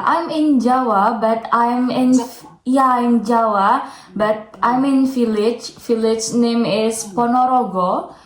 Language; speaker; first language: English; non-native, learner; Indonesian